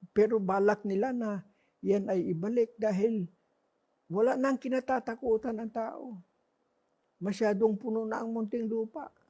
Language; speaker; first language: Filipino; non-native, local second language; Cebuano